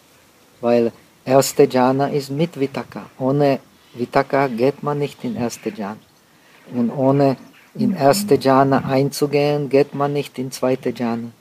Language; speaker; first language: German; non-native, fluent; Czech